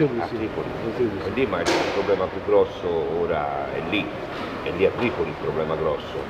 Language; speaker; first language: Italian; native; Italian